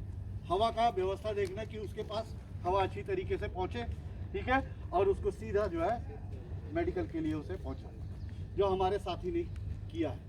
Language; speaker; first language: Hindi; native; Hindi